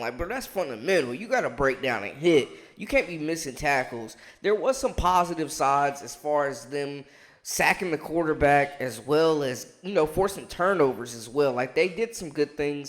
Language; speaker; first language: English; native; English